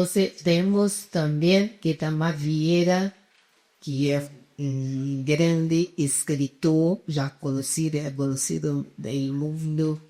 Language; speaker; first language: Spanish; non-native, fluent; Portuguese